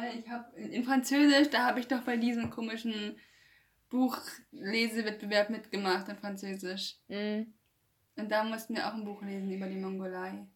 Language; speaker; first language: German; native; German